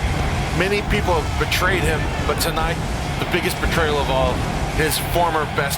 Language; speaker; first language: English; native; English